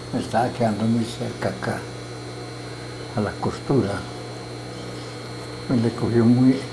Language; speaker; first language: Spanish; native; Spanish